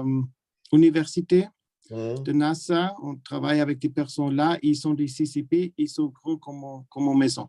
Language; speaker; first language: French; non-native, learner; German